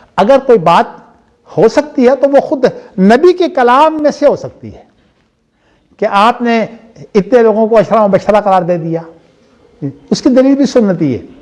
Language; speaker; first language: Urdu; non-native, local second language; Punjabi